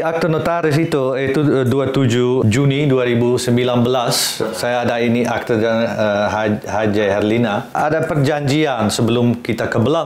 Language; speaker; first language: Indonesian; non-native, fluent; Dutch